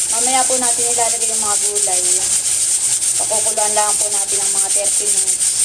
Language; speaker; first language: Filipino; native; Filipino